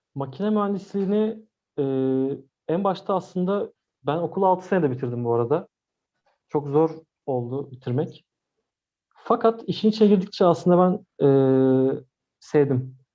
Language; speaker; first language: Turkish; native; Turkish